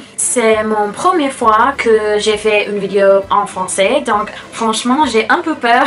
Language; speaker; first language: French; non-native, learner; English